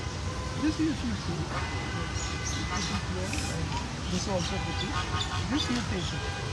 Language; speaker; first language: English; non-native, learner; Malayalam